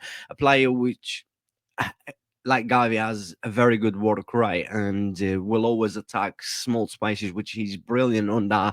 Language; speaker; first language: English; non-native, fluent; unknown